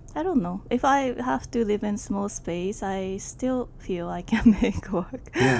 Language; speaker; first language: English; non-native, learner; Japanese